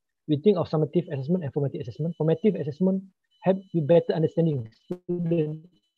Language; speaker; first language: English; non-native, local second language; Malay